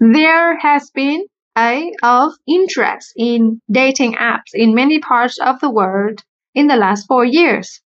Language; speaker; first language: English; non-native, fluent; Vietnamese